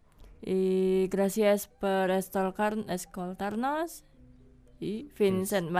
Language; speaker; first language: Catalan; non-native, learner; Indonesian